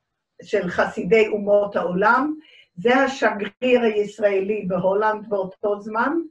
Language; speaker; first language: Hebrew; early bilingual, other home language; Dutch